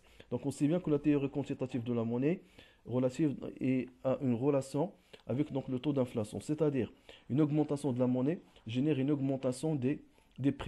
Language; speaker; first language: French; non-native, local second language; Arabic